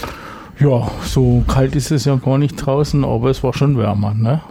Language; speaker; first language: German; native; German